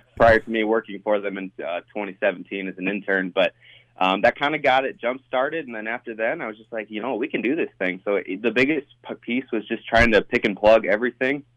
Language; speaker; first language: English; native; English